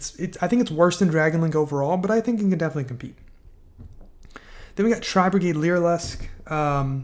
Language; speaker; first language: English; native; English